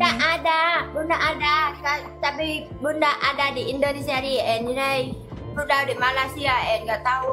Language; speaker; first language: Indonesian; non-native, learner; Vietnamese